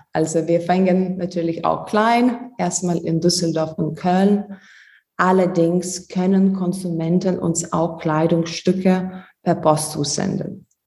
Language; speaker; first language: German; non-native, fluent; Lithuanian